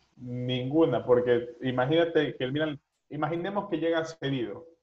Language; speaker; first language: Spanish; native; Spanish